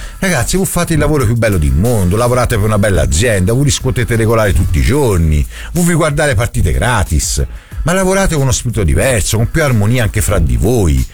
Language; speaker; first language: Italian; native; Italian